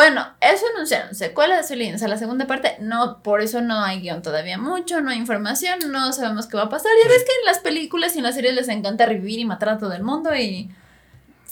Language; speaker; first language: Spanish; native; Spanish